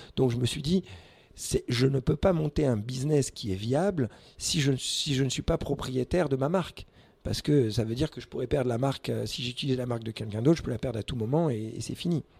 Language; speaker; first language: French; early bilingual, other home language; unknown